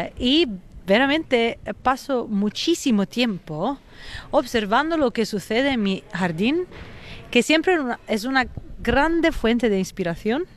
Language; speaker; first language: Spanish; non-native, fluent; Italian